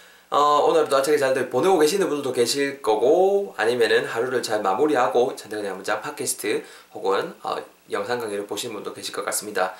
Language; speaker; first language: Korean; native; Korean